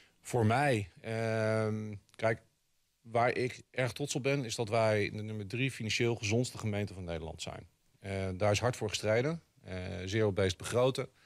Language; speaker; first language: Dutch; native; Dutch